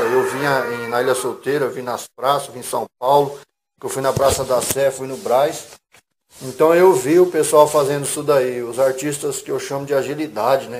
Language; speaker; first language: Portuguese; native; Portuguese